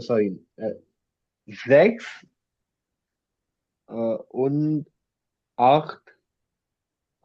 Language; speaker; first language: German; non-native, learner; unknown